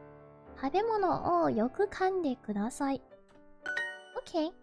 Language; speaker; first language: Japanese; non-native, learner; English